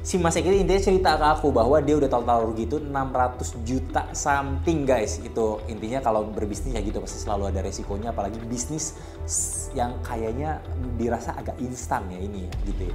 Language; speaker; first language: Indonesian; native; Indonesian